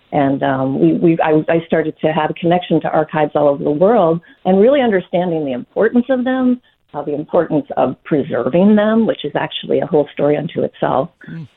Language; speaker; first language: English; native; English